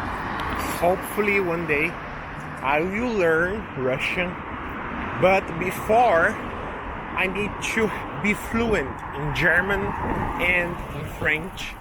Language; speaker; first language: English; non-native, local second language; Portuguese